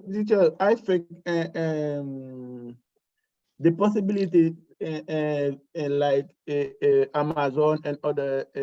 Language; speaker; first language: English; non-native, learner; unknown